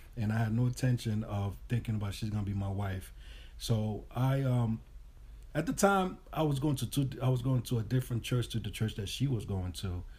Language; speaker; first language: English; early bilingual, other home language; Haitian Creole